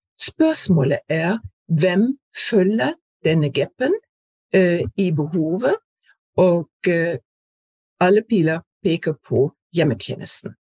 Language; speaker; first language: Norwegian; non-native, fluent; German